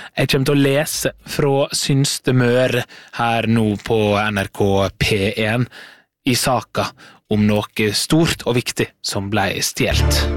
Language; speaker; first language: Norwegian; native; Norwegian